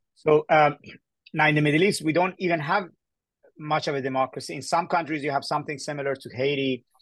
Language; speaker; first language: English; early bilingual, other home language; Persian